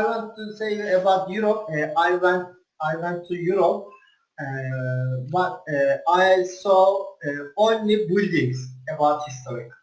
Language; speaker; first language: English; non-native, learner; Turkish